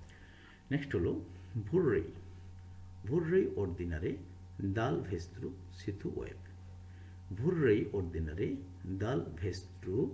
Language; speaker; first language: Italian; non-native, fluent; Bangla